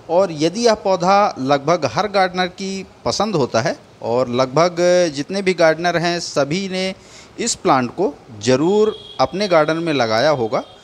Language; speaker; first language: Hindi; native; Hindi